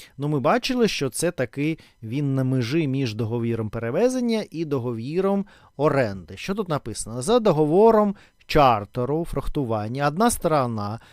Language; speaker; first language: Ukrainian; native; Ukrainian